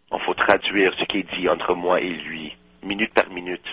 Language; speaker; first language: French; non-native, learner; English